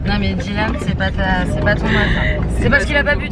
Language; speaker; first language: French; native; French